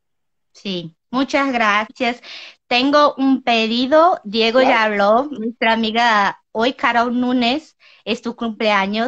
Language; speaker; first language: Spanish; non-native, learner; Portuguese